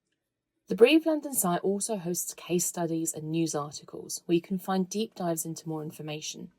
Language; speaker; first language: English; native; English